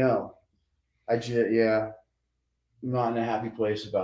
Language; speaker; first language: English; native; English